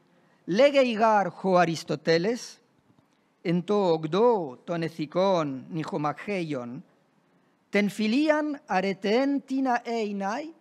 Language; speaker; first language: Greek; non-native, fluent; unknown